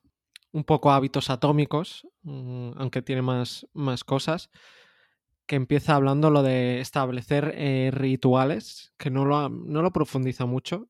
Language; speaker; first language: Spanish; native; Spanish